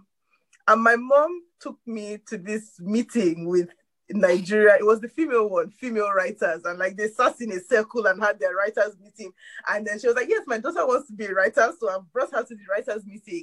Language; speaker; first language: English; non-native, local second language; Yoruba